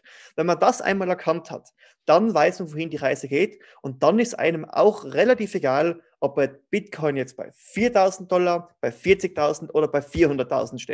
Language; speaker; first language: German; native; German